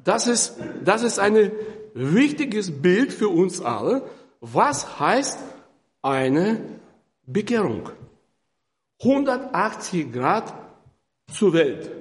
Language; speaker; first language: German; non-native, fluent; Russian